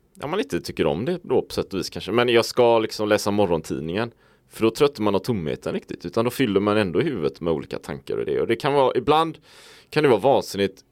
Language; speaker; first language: Swedish; native; Swedish